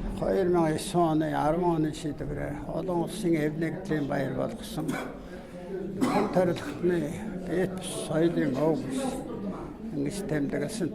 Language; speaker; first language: Mongolian; non-native, local second language; Kazakh